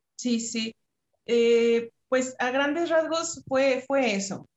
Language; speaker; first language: Spanish; native; Spanish